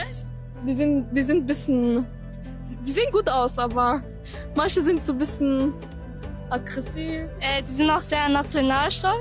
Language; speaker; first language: German; early bilingual, other home language; Albanian